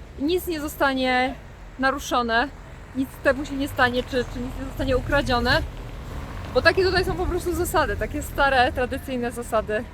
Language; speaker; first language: Polish; native; Polish